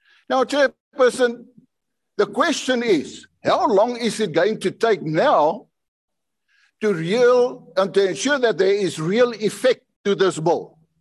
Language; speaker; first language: English; non-native, local second language; Afrikaans